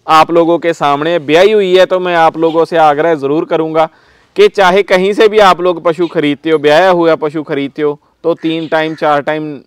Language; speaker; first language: Hindi; non-native, local second language; Punjabi